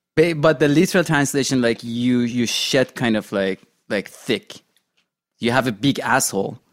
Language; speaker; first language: English; non-native, fluent; Portuguese